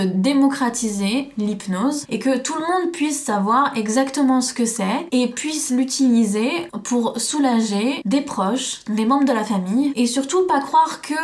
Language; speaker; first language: French; native; French